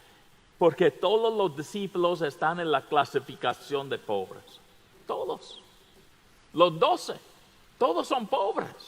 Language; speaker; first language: Spanish; non-native, fluent; English